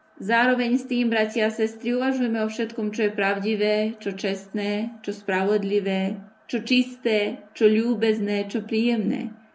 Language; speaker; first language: Slovak; early bilingual, heritage; Slovak